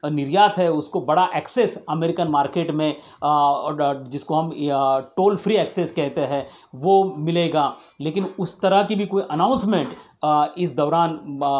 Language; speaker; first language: Hindi; non-native, local second language; Marathi